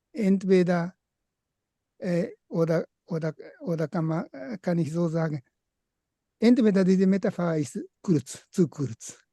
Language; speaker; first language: German; non-native, fluent; Japanese